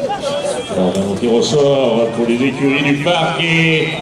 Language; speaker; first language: French; native; French